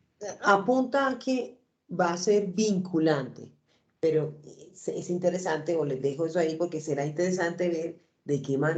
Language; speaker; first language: Spanish; native; Spanish